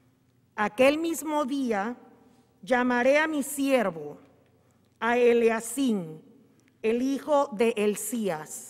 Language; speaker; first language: Spanish; native; Spanish